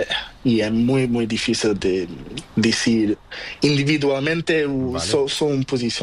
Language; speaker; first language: Spanish; non-native, learner; Portuguese